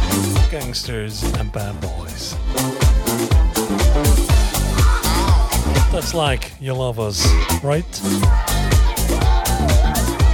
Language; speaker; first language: English; non-native, fluent; Swiss German